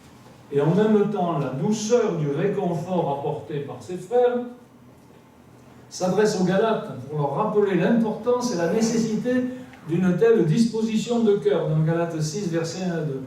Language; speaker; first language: French; native; French